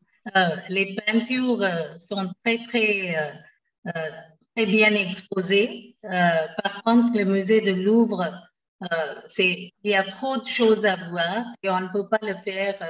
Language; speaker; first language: French; non-native, fluent; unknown